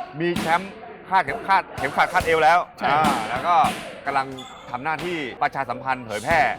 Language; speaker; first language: Thai; native; Thai